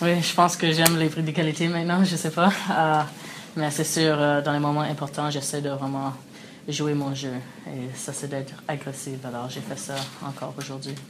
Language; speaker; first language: French; early bilingual, other home language; English